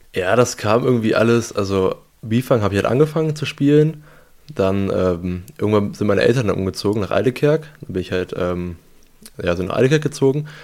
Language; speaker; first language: German; native; German